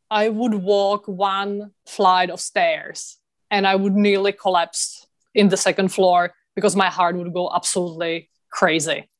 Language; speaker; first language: English; non-native, fluent; Czech